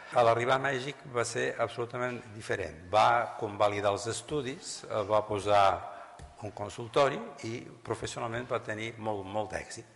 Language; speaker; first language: Catalan; native; Catalan